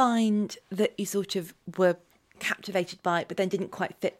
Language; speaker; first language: English; native; English